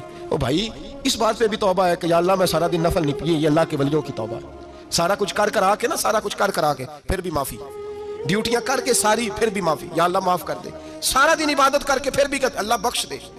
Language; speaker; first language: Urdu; non-native, local second language; Punjabi